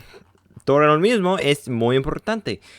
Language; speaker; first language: Spanish; non-native, learner; English